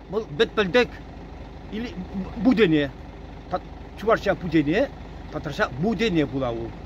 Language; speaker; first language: Tatar; non-native, local second language; Chuvash